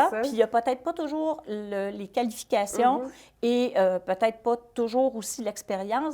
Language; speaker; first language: French; native; French